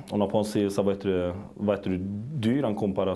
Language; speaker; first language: French; non-native, fluent; Swedish